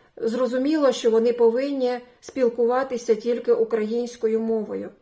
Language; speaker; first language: Ukrainian; non-native, local second language; Russian